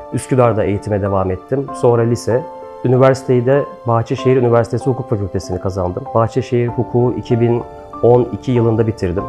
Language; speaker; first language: Turkish; native; Turkish